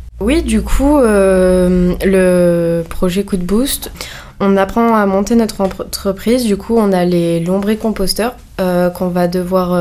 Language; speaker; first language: French; native; French